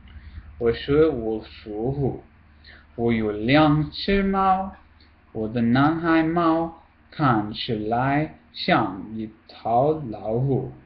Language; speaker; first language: Chinese; non-native, learner; English